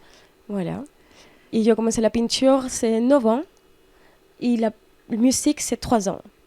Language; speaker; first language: French; non-native, fluent; Spanish